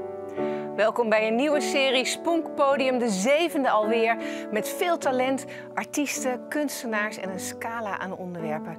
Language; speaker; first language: Dutch; native; Dutch